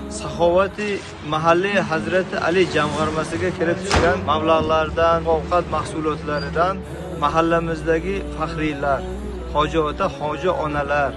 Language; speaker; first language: Uzbek; non-native, local second language; Tajik